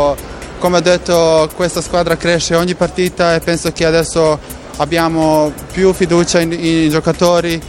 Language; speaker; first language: Italian; non-native, fluent; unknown